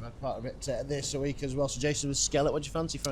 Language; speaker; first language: English; native; English